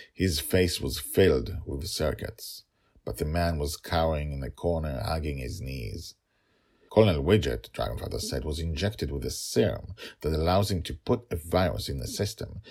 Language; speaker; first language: English; non-native, fluent; Hebrew